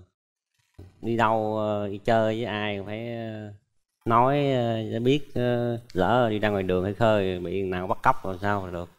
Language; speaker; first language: Vietnamese; native; Vietnamese